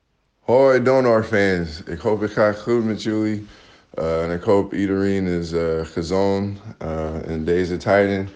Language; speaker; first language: Dutch; non-native, learner; English